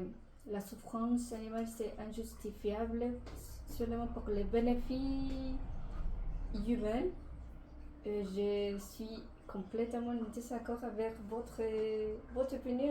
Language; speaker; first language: French; non-native, learner; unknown